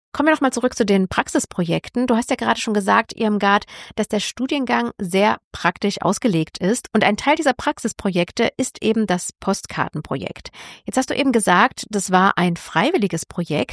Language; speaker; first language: German; native; German